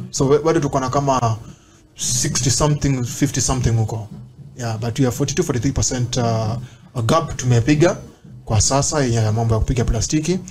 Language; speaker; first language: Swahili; non-native, local second language; Luo (Kenya and Tanzania)